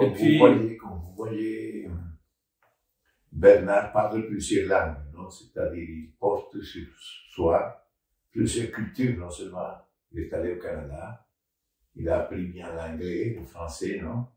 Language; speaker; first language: French; non-native, fluent; Spanish